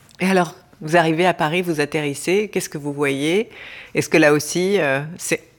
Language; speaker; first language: French; native; French